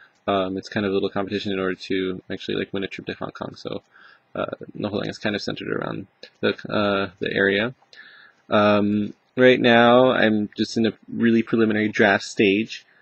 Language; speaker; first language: English; native; English